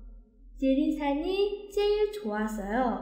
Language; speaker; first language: Korean; non-native, fluent; Chinese